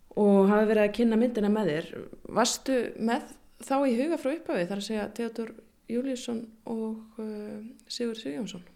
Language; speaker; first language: Icelandic; native; Icelandic